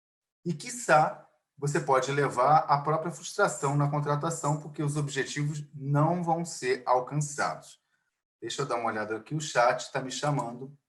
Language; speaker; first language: Portuguese; native; Portuguese